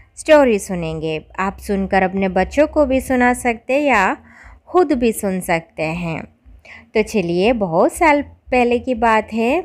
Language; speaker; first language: Hindi; non-native, local second language; Malayalam